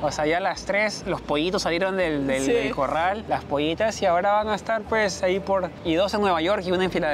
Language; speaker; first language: Spanish; native; Spanish